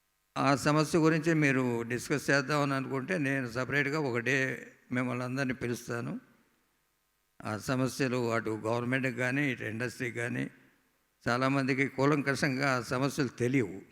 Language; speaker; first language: Telugu; native; Telugu